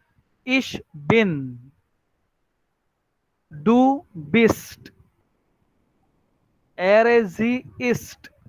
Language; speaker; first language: German; non-native, learner; Marathi